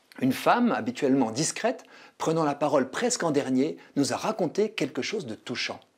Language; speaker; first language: French; native; French